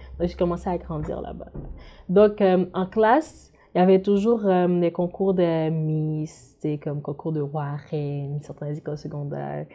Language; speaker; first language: French; non-native, local second language; Haitian Creole